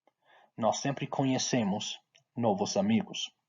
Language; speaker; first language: Portuguese; non-native, fluent; English